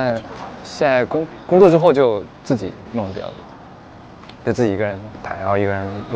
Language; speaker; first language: Chinese; native; Chinese